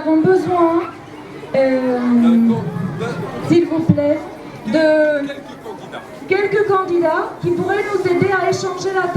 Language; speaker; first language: French; non-native, fluent; Romanian